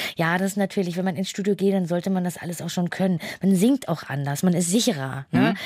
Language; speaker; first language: German; native; German